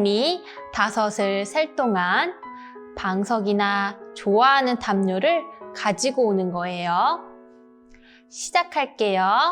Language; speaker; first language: Korean; native; Korean